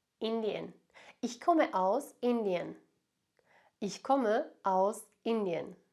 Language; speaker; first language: German; non-native, fluent; Turkish